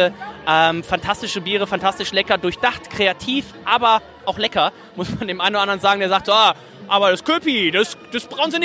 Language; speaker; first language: German; native; German